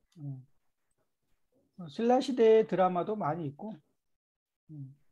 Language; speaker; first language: Korean; native; Korean